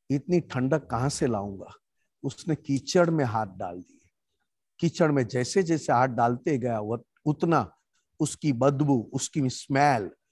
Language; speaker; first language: Hindi; non-native, local second language; Gujarati